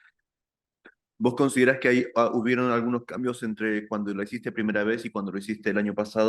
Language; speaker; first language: Spanish; native; Spanish